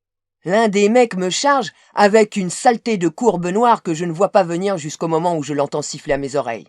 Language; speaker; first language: French; native; French